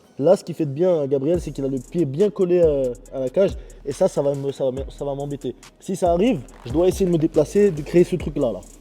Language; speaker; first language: French; early bilingual, other home language; Chechen